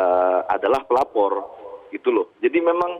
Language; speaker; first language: Indonesian; native; Indonesian